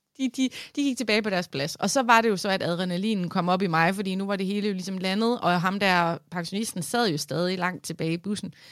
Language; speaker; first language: Danish; native; Danish